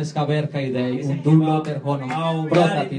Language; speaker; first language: Swedish; non-native, learner; Spanish